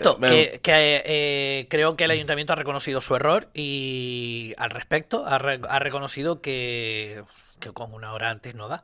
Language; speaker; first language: Spanish; native; Spanish